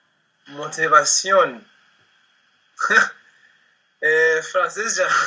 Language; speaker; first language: Turkish; non-native, learner; Spanish